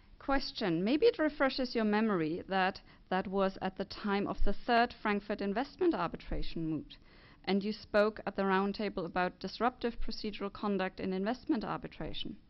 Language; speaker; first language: English; non-native, fluent; German